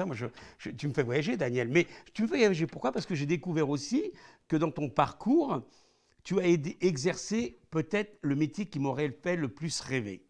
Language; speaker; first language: French; native; French